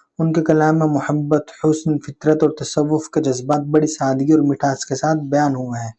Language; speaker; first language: Urdu; native; Urdu